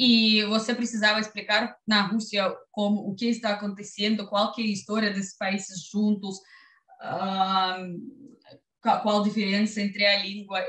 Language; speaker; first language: Portuguese; non-native, learner; Russian